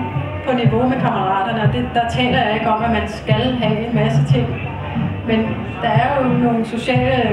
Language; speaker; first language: Danish; native; Danish